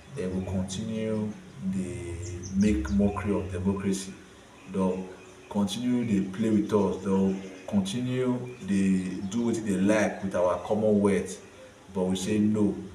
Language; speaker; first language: Nigerian Pidgin; native; Nigerian Pidgin